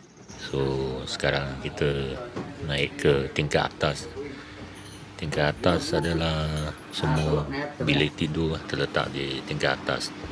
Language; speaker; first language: Malay; native; Malay